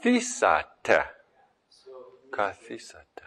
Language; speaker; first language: Greek; non-native, fluent; English